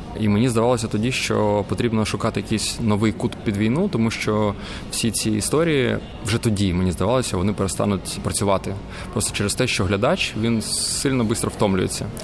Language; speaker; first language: Ukrainian; native; Ukrainian